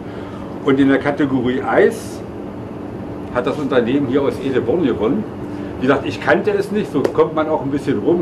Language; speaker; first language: German; native; German